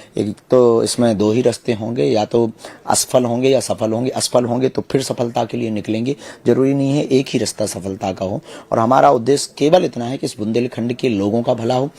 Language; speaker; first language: Hindi; native; Hindi